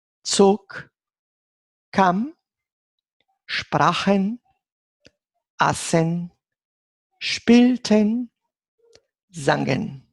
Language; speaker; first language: German; non-native, fluent; Portuguese